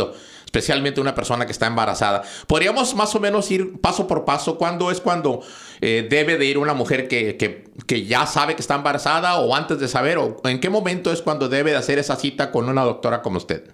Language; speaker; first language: Spanish; native; Spanish